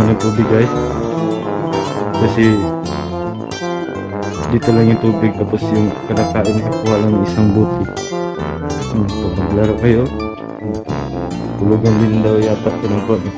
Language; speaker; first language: Filipino; non-native, local second language; Cebuano